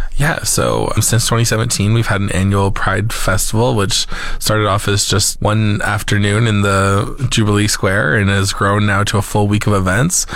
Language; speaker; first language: English; native; English